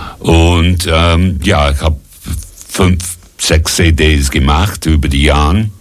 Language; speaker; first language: German; non-native, fluent; English